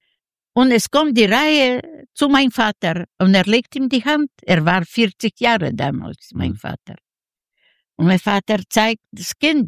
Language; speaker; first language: German; non-native, learner; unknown